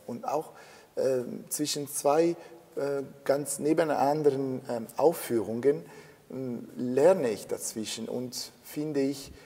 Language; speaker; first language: German; non-native, fluent; Italian